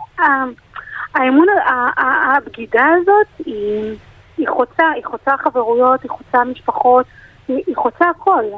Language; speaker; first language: Hebrew; native; Hebrew